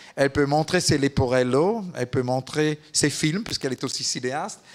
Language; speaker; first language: French; native; French